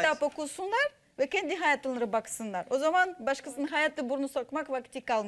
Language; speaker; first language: Turkish; non-native, fluent; Russian